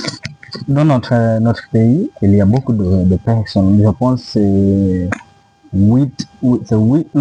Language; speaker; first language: French; non-native, learner; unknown